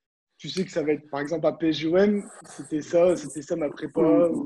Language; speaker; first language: French; native; French